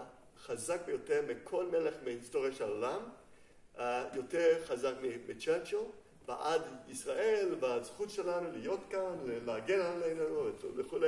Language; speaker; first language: Hebrew; non-native, fluent; English